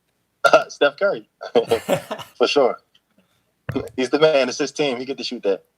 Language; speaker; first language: English; native; English